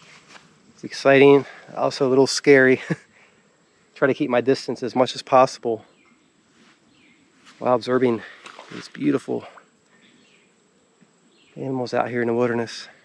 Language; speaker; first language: English; native; English